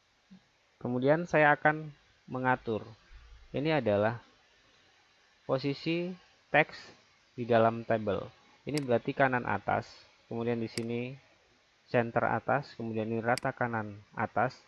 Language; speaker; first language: Indonesian; native; Indonesian